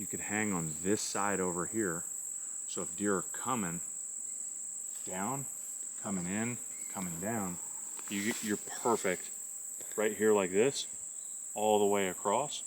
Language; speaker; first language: English; native; English